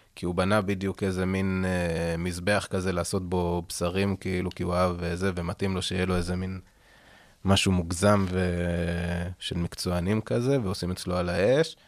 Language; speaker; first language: Hebrew; native; Hebrew